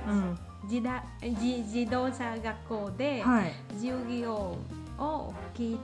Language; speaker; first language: Japanese; non-native, learner; Vietnamese